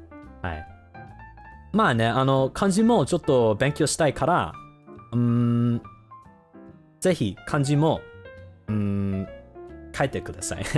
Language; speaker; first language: Japanese; non-native, learner; English